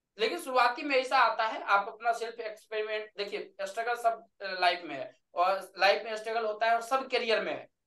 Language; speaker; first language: Hindi; native; Hindi